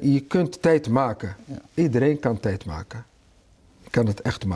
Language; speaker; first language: Dutch; early bilingual, other home language; Arabic